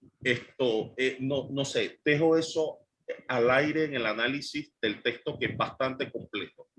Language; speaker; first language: Spanish; native; Spanish